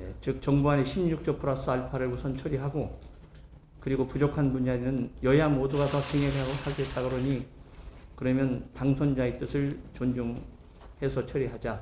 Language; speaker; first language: Korean; native; Korean